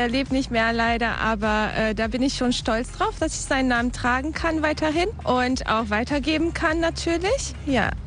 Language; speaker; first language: German; early bilingual, other home language; Portuguese